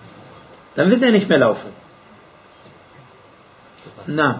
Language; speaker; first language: German; non-native, fluent; Arabic